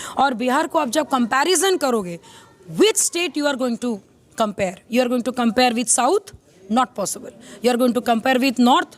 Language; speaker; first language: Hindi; native; Hindi